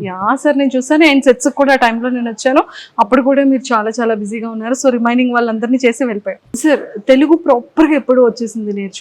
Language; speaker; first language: Telugu; native; Telugu